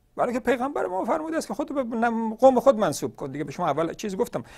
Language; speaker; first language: Persian; native; Persian